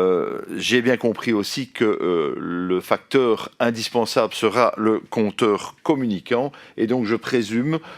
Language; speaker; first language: French; native; French